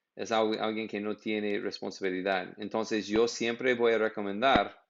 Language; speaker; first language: Spanish; non-native, learner; English